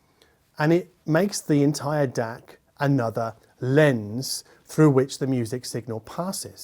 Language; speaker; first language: English; native; English